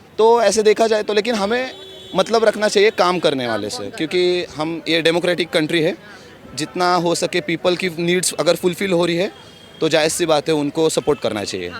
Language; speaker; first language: Hindi; non-native, local second language; Marathi